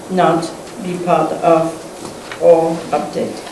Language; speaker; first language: English; non-native, fluent; French